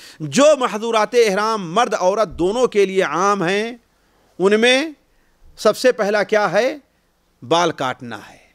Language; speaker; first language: Urdu; native; Urdu